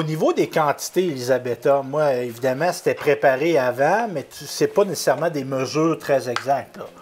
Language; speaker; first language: French; native; French